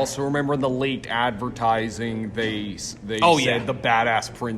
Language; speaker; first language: English; native; English